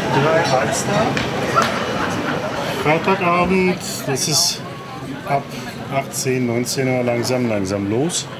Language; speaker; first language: German; non-native, learner; Turkish